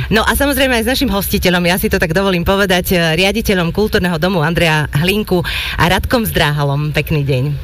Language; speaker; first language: Slovak; native; Slovak